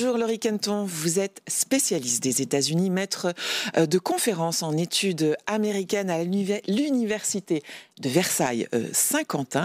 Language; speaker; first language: French; native; French